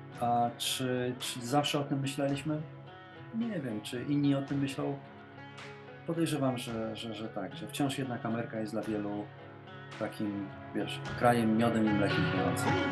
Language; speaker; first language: Polish; native; Polish